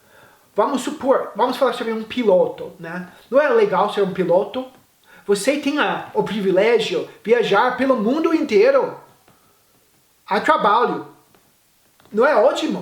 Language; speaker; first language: Portuguese; non-native, fluent; English